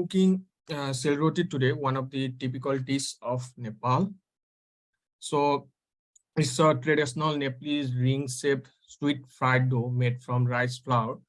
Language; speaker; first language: English; non-native, fluent; Nepali